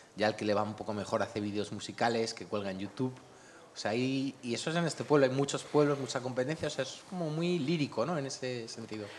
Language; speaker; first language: Spanish; native; Spanish